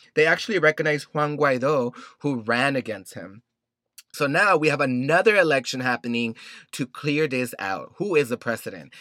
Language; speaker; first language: English; early bilingual, other home language; Spanish